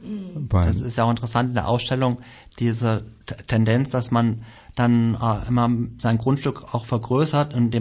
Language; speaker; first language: German; native; German